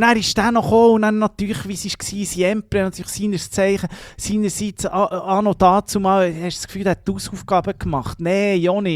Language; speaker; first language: German; native; German